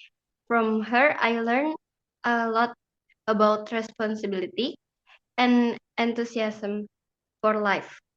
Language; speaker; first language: English; non-native, learner; Indonesian